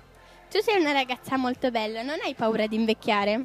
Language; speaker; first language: Italian; native; Italian